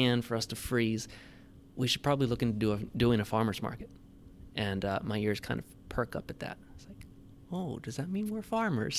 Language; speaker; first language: English; native; English